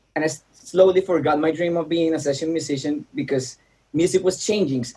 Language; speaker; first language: English; non-native, fluent; Spanish